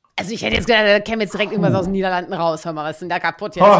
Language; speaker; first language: German; native; German